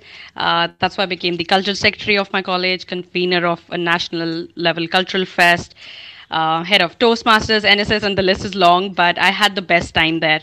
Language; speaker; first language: English; non-native, local second language; Hindi